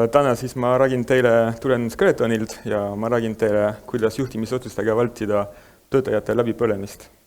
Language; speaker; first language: Estonian; non-native, fluent; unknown